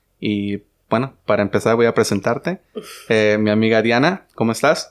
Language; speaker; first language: Spanish; native; Spanish